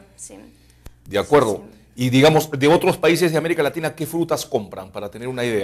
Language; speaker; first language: Spanish; native; Spanish